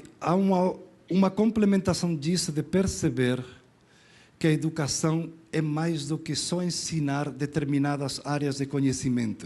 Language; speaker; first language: Portuguese; non-native, fluent; Spanish